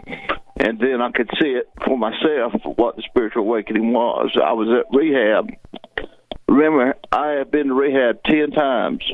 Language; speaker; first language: English; native; English